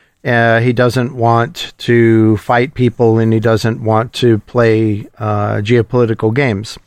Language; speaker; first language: English; native; English